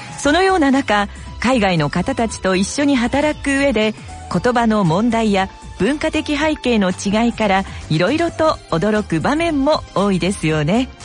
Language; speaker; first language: Japanese; native; Japanese